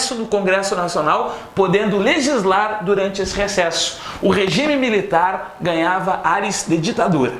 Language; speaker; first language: Portuguese; native; Portuguese